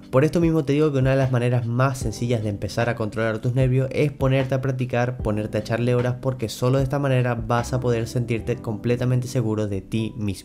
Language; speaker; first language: Spanish; native; Spanish